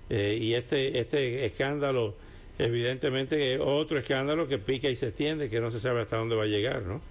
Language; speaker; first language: Spanish; native; Spanish